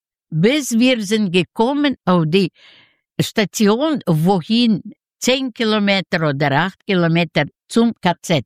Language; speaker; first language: German; non-native, fluent; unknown